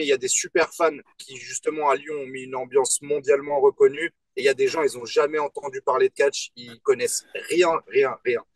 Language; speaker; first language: French; native; French